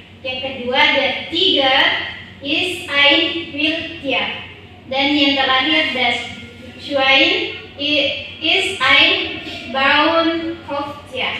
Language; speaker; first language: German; non-native, learner; Indonesian